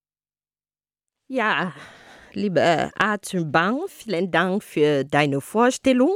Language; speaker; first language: German; non-native, fluent; Ghomala